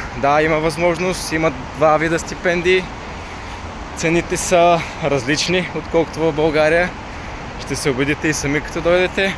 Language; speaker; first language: Bulgarian; native; Bulgarian